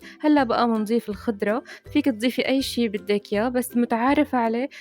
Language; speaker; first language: Arabic; native; Arabic